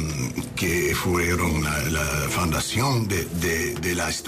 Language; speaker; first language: Spanish; non-native, learner; English